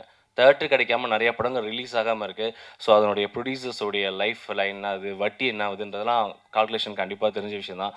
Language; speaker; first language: Tamil; native; Tamil